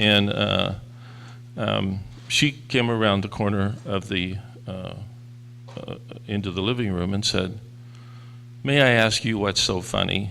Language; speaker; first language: English; native; English